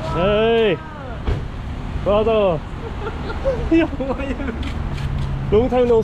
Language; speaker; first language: English; non-native, learner; Korean